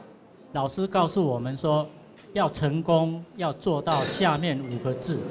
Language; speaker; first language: Chinese; native; Chinese